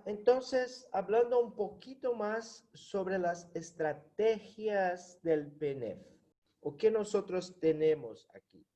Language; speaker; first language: Spanish; non-native, fluent; Portuguese